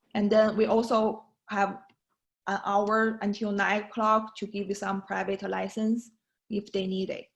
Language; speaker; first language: English; non-native, learner; Chinese